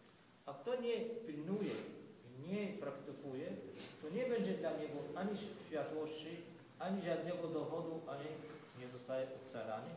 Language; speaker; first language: Polish; non-native, fluent; Arabic